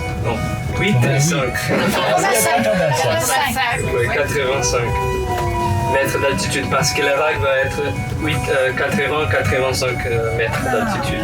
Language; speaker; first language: French; non-native, learner; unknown